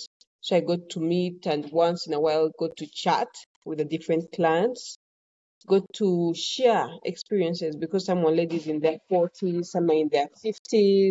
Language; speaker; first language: English; non-native, local second language; Ganda